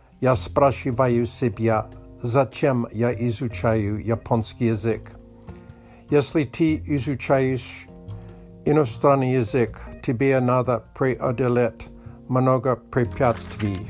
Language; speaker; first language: Russian; non-native, learner; Polish